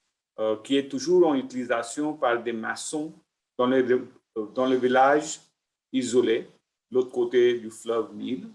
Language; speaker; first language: French; non-native, learner; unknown